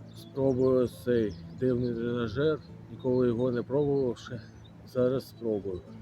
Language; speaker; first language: Ukrainian; native; Ukrainian